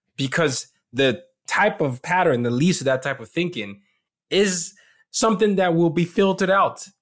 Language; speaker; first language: English; non-native, local second language; Yoruba